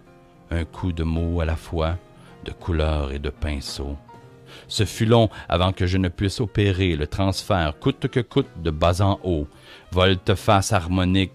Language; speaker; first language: French; native; French